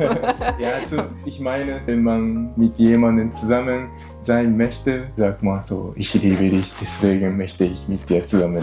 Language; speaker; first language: German; non-native, learner; Japanese